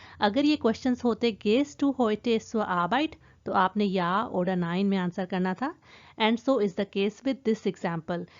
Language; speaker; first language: Urdu; native; Urdu